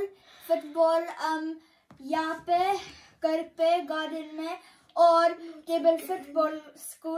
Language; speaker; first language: Hindi; early bilingual, heritage; Hindi